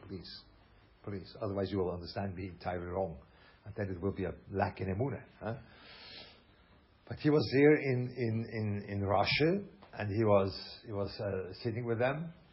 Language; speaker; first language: English; non-native, fluent; German